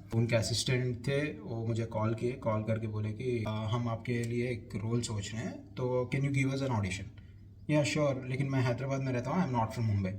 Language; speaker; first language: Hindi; non-native, local second language; Telugu